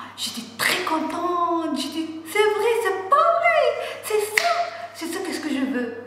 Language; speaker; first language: French; non-native, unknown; Arabic